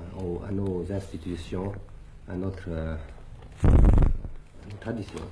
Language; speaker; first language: French; early bilingual, other home language; Thai